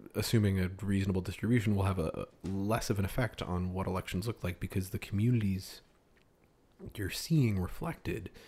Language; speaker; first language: English; early bilingual, other home language; Italian